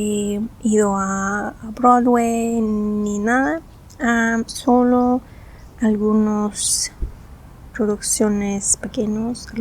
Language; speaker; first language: Spanish; non-native, fluent; English